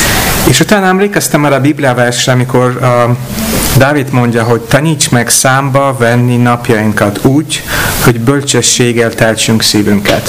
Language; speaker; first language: Hungarian; non-native, fluent; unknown